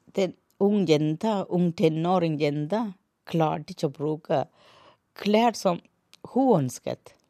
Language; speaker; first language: Norwegian; non-native, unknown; Tamil